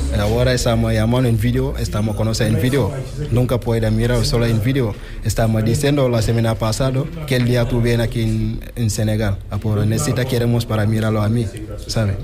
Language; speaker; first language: Spanish; non-native, learner; Wolof